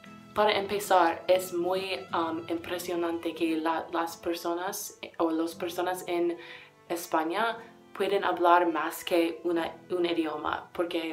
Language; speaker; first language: Spanish; non-native, learner; English